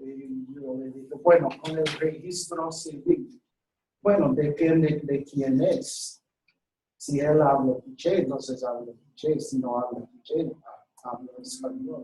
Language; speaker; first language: Spanish; non-native, fluent; English